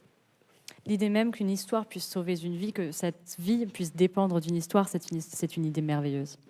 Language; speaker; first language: French; native; French